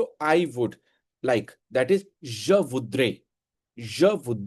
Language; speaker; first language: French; non-native, fluent; Hindi